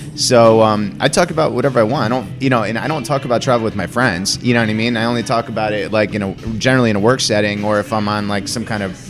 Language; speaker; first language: English; native; English